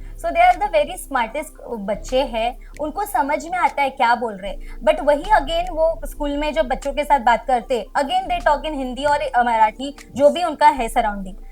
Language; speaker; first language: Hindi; non-native, local second language; Marwari